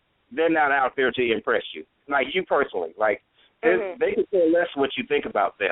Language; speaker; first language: English; native; English